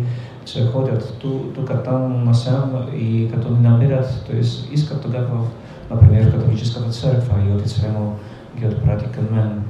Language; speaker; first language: Bulgarian; non-native, fluent; Polish